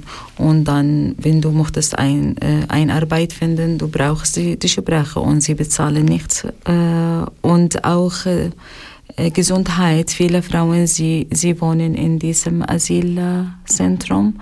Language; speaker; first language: German; non-native, learner; Arabic